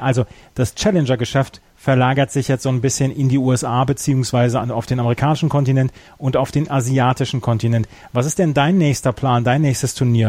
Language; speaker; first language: German; native; German